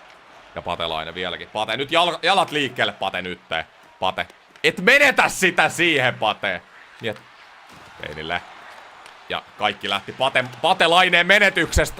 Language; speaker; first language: Finnish; native; Finnish